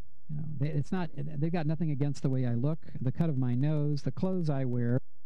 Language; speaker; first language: English; native; English